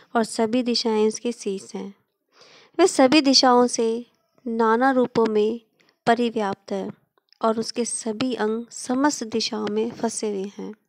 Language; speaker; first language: Hindi; native; Hindi